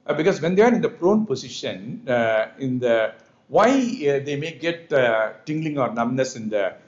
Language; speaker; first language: English; non-native, local second language; Tamil